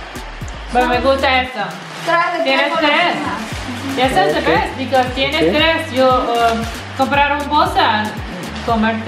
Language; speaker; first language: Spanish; non-native, learner; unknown